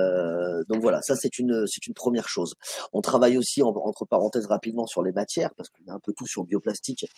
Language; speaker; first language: French; native; French